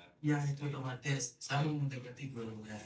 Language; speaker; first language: Indonesian; native; Indonesian